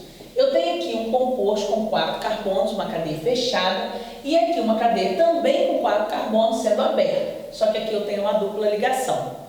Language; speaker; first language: Portuguese; native; Portuguese